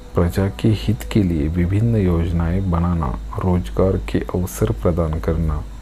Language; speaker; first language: Hindi; non-native, local second language; Marathi